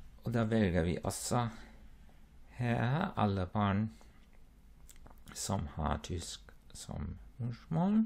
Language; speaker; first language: Norwegian; non-native, fluent; German